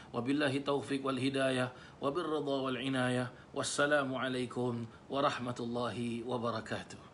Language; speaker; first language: Malay; native; Malay